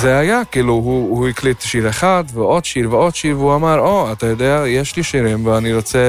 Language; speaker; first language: Hebrew; non-native, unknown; Yiddish